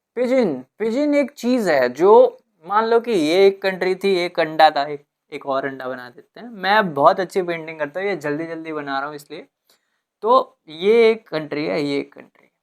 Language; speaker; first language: Hindi; non-native, local second language; Gujarati